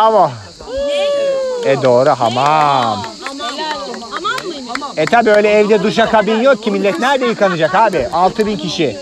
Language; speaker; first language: Turkish; native; Turkish